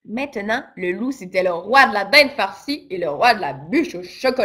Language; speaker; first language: French; native; French